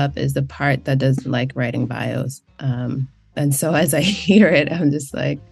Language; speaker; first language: English; native; English